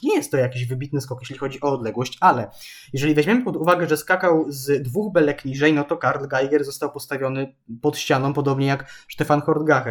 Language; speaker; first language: Polish; native; Polish